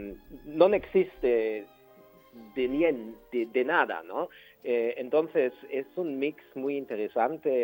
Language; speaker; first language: Spanish; non-native, learner; German